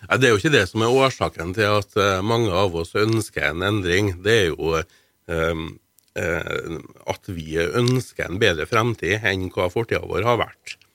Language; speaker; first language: Norwegian; native; Norwegian